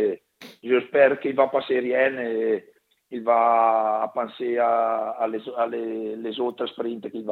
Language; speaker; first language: French; non-native, learner; Italian